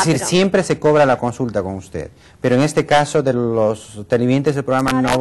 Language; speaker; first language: Spanish; native; Spanish